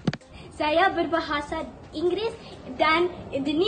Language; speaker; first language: Indonesian; non-native, learner; English